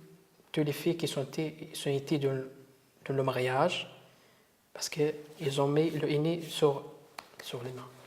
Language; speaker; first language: French; non-native, learner; Arabic